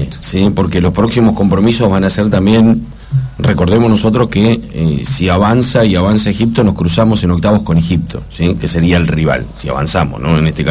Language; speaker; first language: Spanish; native; Spanish